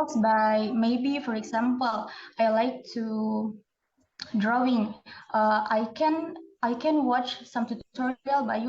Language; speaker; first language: English; non-native, learner; Indonesian